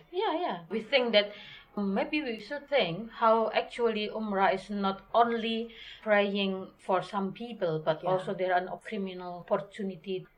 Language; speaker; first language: English; non-native, learner; Indonesian